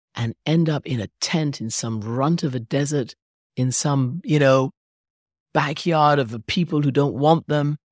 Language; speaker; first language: English; early bilingual, other home language; Persian